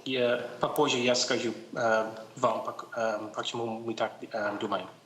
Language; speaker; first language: Russian; non-native, learner; English